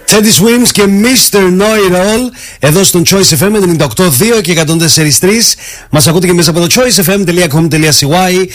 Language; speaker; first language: Greek; early bilingual, heritage; Greek